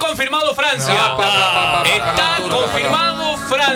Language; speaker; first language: Spanish; native; Spanish